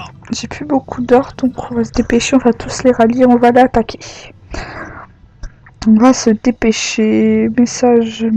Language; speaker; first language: French; native; French